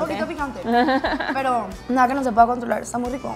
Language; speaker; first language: Spanish; native; Spanish